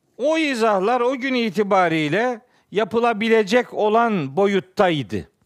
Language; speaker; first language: Turkish; native; Turkish